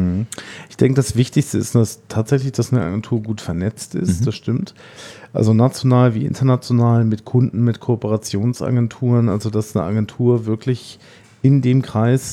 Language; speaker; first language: German; native; German